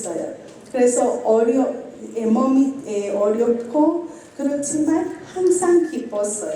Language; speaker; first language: Korean; non-native, learner; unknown